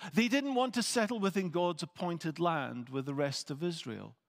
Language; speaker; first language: English; native; English